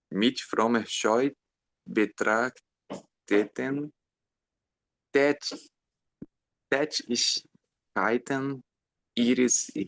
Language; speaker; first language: German; non-native, learner; Portuguese